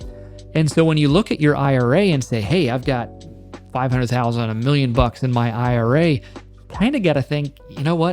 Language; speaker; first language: English; native; English